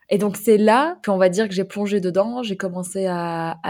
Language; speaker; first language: French; non-native, fluent; Arabic